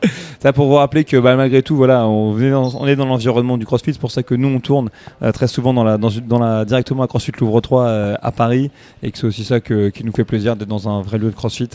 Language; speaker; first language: French; native; French